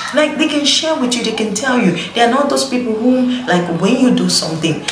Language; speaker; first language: English; non-native, local second language; Igbo